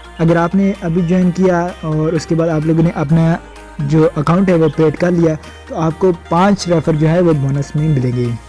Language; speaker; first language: Urdu; non-native, local second language; Punjabi